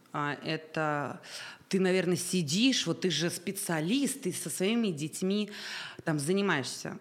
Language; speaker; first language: Russian; native; Russian